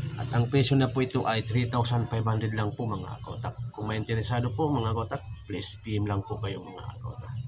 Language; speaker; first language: Filipino; non-native, local second language; Tausug